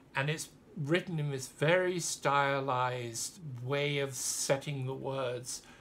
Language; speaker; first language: English; native; English